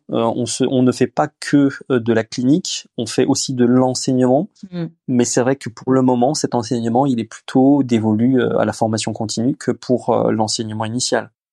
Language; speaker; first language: French; early bilingual, other home language; Romanian